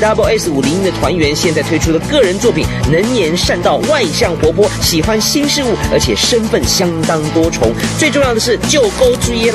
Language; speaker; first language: Chinese; native; Chinese